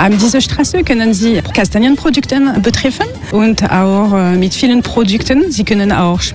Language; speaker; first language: German; non-native, learner; French